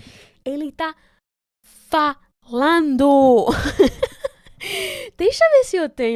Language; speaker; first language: Portuguese; non-native, fluent; Spanish